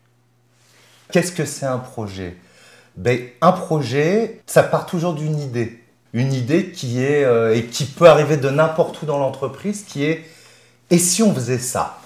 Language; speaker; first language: French; native; French